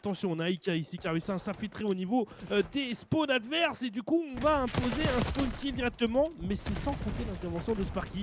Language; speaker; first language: French; native; French